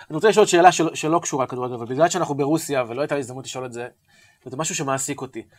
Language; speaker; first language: Hebrew; native; Hebrew